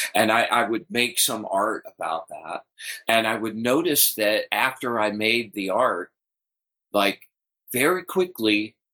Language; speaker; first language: English; native; English